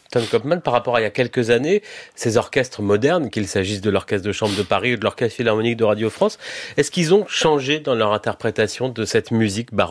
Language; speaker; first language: French; native; French